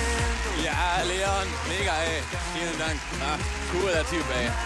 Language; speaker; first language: German; native; German